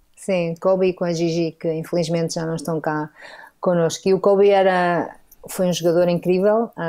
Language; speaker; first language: Portuguese; native; Portuguese